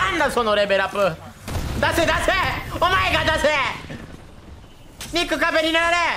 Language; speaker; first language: Japanese; non-native, fluent; English